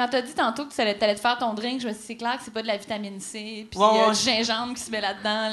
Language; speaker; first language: French; native; French